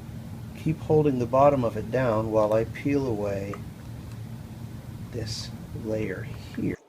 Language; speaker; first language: English; native; English